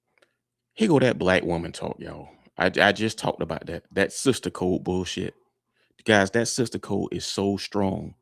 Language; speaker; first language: English; native; English